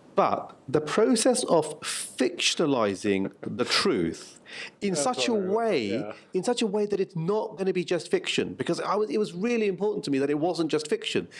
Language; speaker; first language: English; native; English